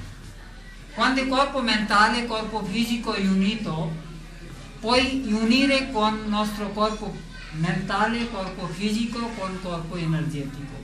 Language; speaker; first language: Italian; non-native, learner; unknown